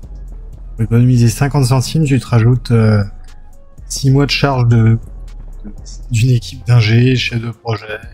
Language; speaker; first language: French; native; French